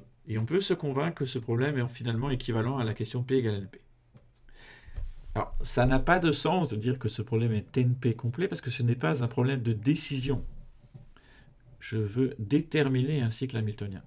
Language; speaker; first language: French; native; French